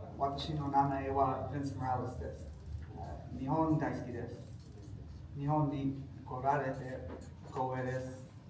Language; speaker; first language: Japanese; non-native, learner; English